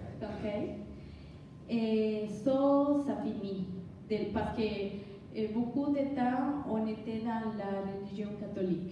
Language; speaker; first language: French; non-native, learner; Spanish